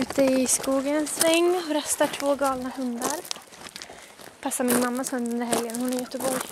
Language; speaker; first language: Swedish; native; Swedish